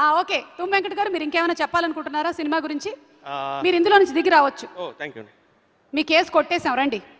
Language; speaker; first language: Telugu; native; Telugu